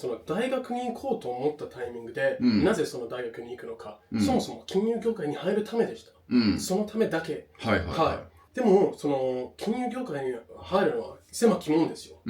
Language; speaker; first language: Japanese; non-native, fluent; English